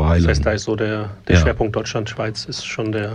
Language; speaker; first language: German; native; German